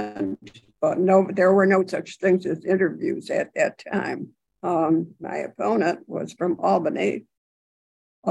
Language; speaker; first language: English; native; English